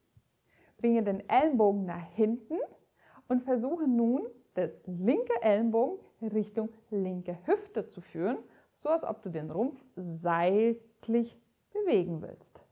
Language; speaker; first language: German; native; German